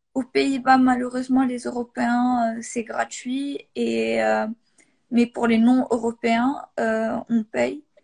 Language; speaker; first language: French; non-native, local second language; Arabic